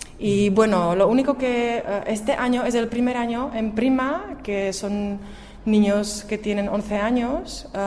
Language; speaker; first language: Spanish; non-native, fluent; Czech